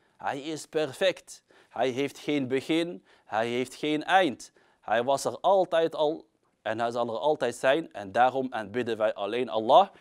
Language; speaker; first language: Dutch; early bilingual, other home language; Arabic